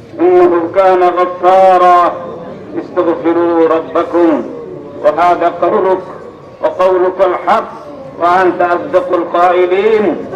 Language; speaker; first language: Arabic; non-native, fluent; Bangla